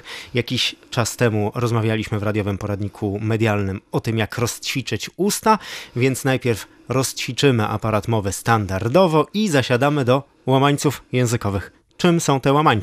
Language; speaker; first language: Polish; native; Polish